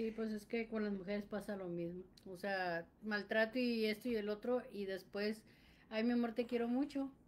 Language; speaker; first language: Spanish; native; Spanish